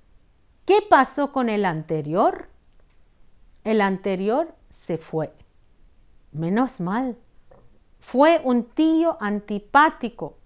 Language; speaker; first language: Spanish; non-native, fluent; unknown